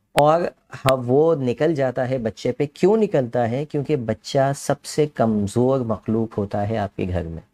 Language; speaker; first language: Urdu; native; Urdu